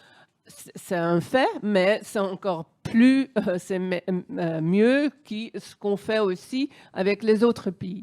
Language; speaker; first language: French; non-native, fluent; Dutch